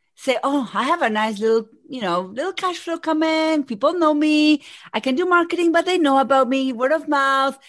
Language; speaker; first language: English; non-native, fluent; Spanish